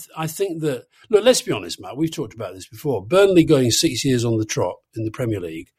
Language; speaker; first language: English; native; English